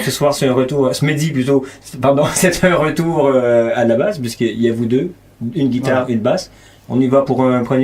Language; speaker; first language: French; native; French